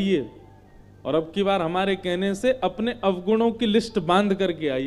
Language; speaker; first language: Hindi; native; Hindi